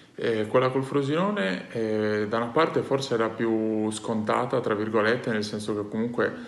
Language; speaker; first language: Italian; native; Italian